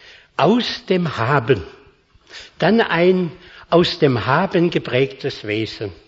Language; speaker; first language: German; native; German